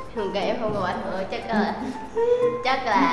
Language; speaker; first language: Vietnamese; native; Vietnamese